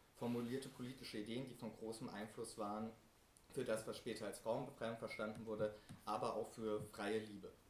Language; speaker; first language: German; native; German